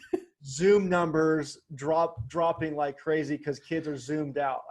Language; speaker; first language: English; native; English